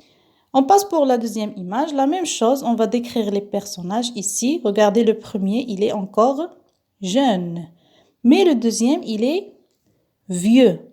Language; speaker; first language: French; non-native, local second language; Arabic